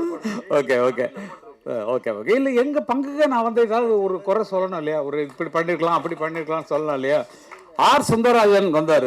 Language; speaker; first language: Tamil; native; Tamil